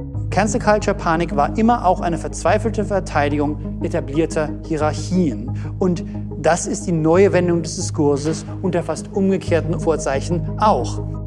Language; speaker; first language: German; native; German